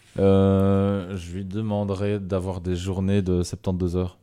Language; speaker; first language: French; native; French